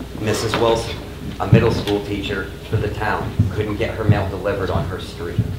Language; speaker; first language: English; native; English